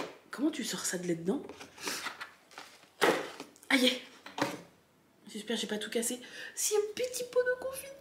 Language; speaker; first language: French; native; French